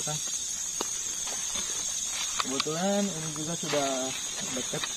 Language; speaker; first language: Indonesian; native; Indonesian